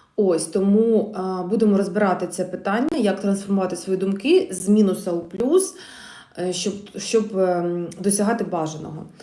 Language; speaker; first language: Ukrainian; non-native, local second language; Russian